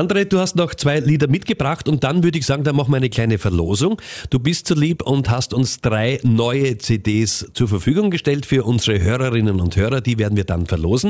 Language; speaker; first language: German; native; German